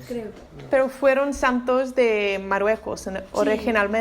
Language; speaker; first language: Spanish; non-native, learner; English